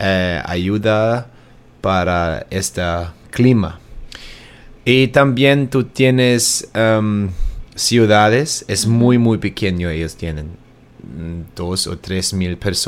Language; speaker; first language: Spanish; non-native, learner; German